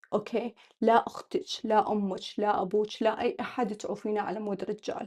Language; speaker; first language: Arabic; native; Arabic